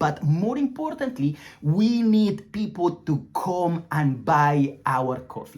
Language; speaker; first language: English; non-native, fluent; Spanish